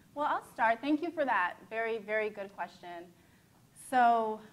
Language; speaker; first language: English; native; English